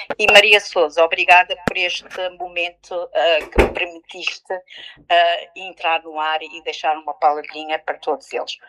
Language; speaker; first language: Portuguese; early bilingual, heritage; Portuguese